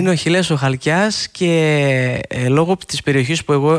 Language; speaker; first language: Greek; native; Greek